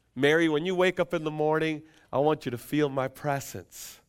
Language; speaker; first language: English; non-native, fluent; Spanish